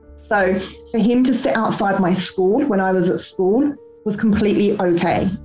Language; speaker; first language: English; native; English